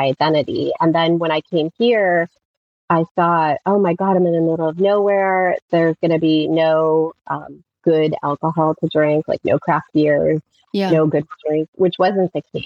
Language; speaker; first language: English; native; English